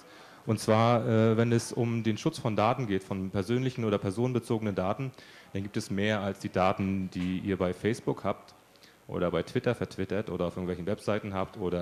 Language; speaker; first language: German; native; German